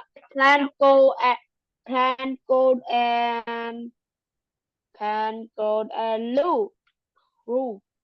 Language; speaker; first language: English; non-native, learner; Thai